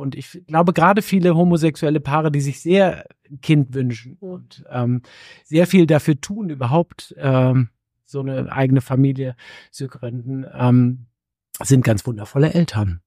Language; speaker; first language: German; native; German